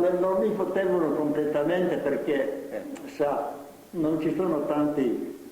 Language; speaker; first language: Italian; non-native, fluent; Slovenian